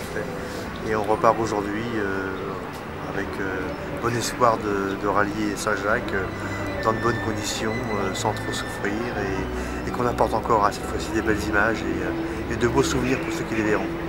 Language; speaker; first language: French; native; French